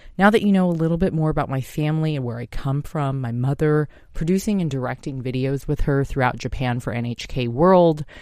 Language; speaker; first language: English; native; English